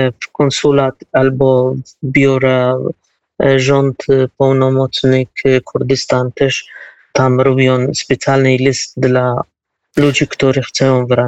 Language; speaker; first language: Polish; non-native, learner; Kurdish